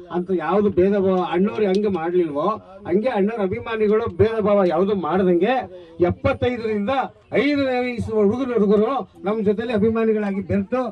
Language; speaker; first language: Kannada; native; Kannada